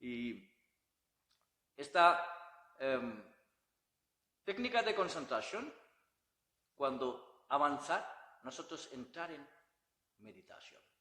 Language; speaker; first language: Spanish; non-native, learner; Bangla